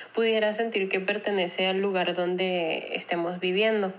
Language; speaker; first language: Spanish; native; Spanish